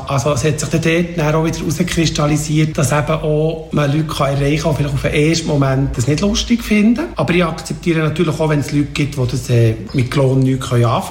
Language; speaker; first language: German; native; German